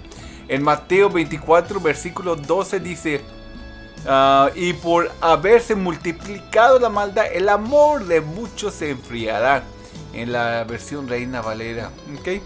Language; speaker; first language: Spanish; early bilingual, heritage; Spanish